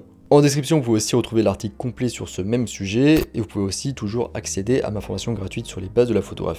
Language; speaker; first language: French; native; French